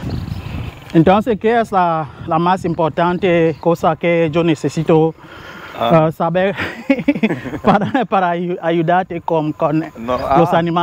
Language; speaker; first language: Spanish; non-native, learner; English